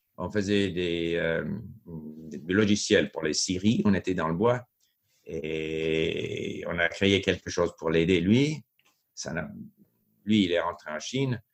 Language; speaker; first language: French; non-native, local second language; English